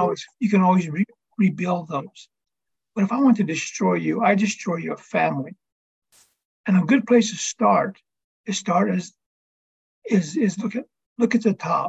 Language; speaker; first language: English; native; English